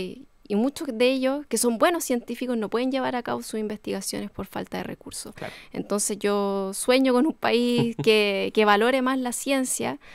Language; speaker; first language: Spanish; native; Spanish